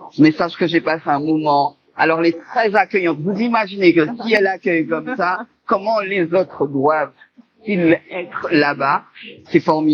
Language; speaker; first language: French; native; French